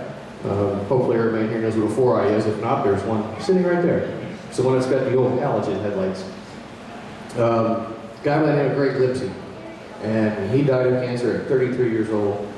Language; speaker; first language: English; native; English